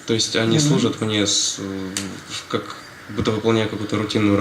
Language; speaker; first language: Russian; native; Russian